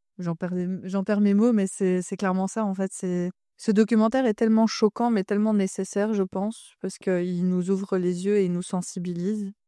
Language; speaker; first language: French; early bilingual, other home language; Polish